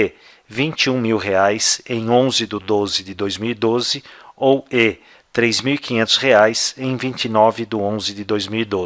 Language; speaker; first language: Portuguese; native; Portuguese